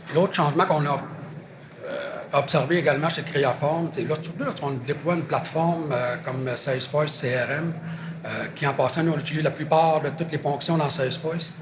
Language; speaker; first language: French; native; French